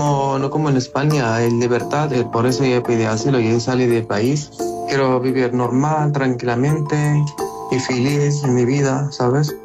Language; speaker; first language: Spanish; non-native, learner; Arabic